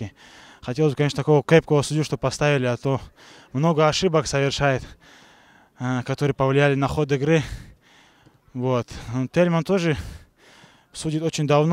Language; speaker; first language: Russian; native; Russian